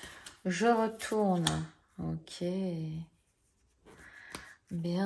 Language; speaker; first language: French; native; French